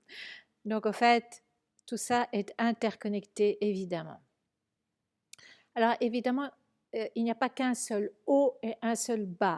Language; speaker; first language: French; native; French